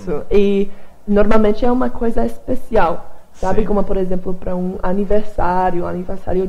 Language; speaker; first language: Portuguese; non-native, fluent; English